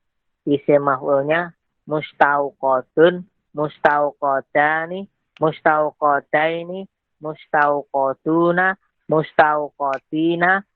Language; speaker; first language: Arabic; non-native, learner; Indonesian